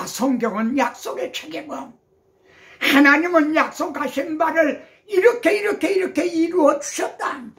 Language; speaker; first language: Korean; native; Korean